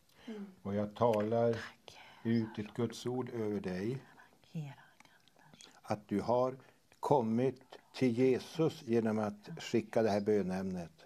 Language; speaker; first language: Swedish; native; Swedish